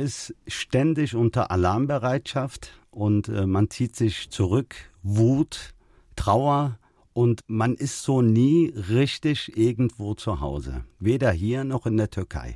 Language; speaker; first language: German; early bilingual, other home language; Turkish